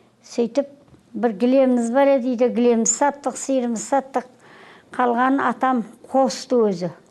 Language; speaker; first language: Kazakh; native; Kazakh